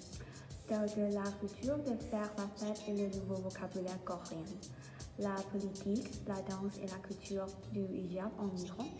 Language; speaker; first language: French; non-native, learner; Thai